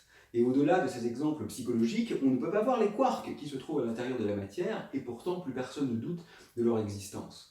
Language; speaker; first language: French; native; French